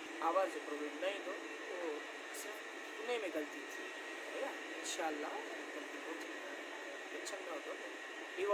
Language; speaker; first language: Hindi; non-native, local second language; Sindhi